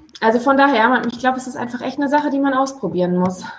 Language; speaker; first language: German; native; German